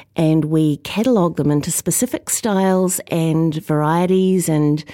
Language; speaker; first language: English; native; English